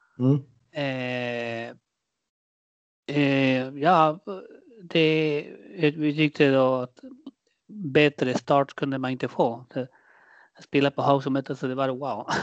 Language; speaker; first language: Swedish; non-native, fluent; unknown